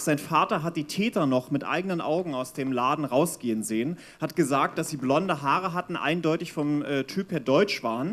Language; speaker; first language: German; native; German